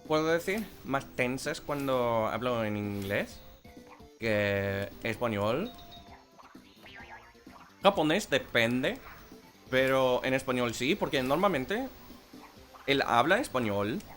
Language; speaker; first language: Spanish; non-native, fluent; English